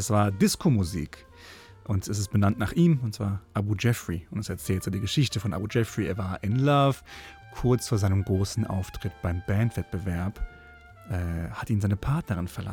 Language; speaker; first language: German; native; German